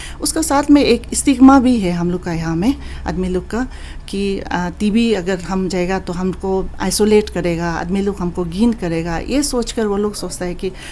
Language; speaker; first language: Hindi; non-native, local second language; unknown